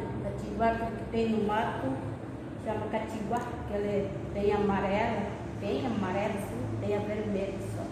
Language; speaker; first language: Portuguese; non-native, local second language; Guarani